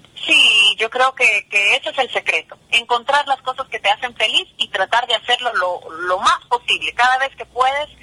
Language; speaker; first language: Spanish; early bilingual, heritage; Spanish